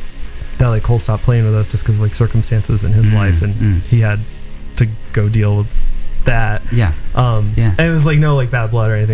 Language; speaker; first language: English; early bilingual, other home language; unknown